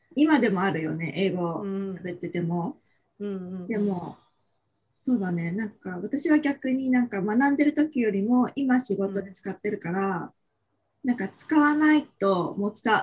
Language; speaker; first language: Japanese; native; Japanese